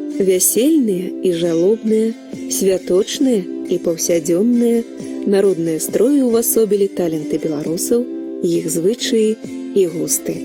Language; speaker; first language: Belarusian; native; Belarusian